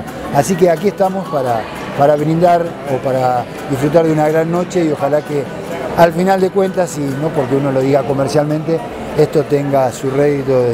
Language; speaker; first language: Spanish; native; Spanish